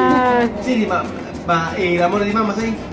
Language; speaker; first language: Italian; non-native, fluent; Spanish